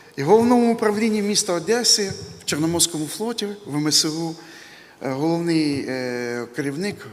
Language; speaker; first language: Ukrainian; native; Ukrainian